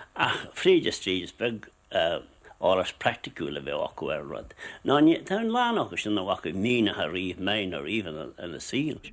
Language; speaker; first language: Irish; native; Irish